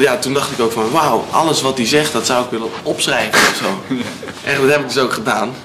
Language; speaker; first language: Dutch; native; Dutch